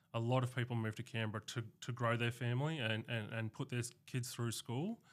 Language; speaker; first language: English; native; English